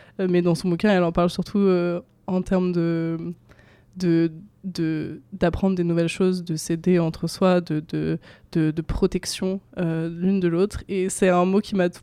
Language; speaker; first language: French; native; French